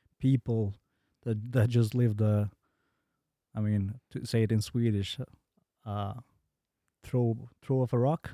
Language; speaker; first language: English; non-native, fluent; Bosnian